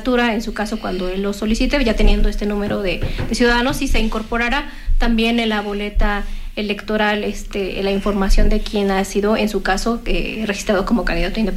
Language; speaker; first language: Spanish; native; Spanish